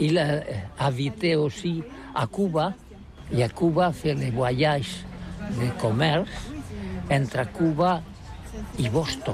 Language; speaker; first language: French; non-native, learner; Catalan